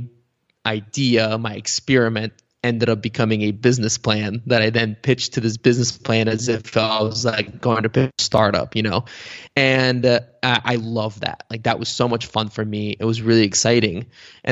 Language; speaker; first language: English; early bilingual, other home language; Bulgarian